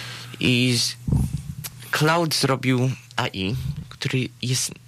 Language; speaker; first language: Polish; early bilingual, heritage; Polish